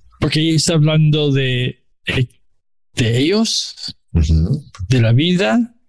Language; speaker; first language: Spanish; non-native, learner; English